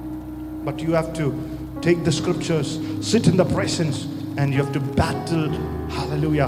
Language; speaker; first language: English; non-native, local second language; Malayalam